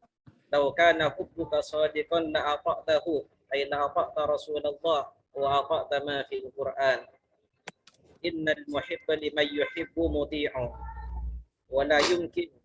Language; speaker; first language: Arabic; non-native, fluent; Malay